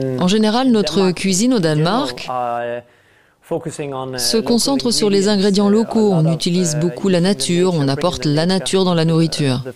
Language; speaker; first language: French; non-native, fluent; Danish